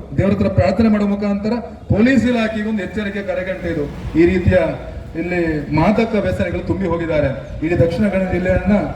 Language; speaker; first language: Kannada; native; Kannada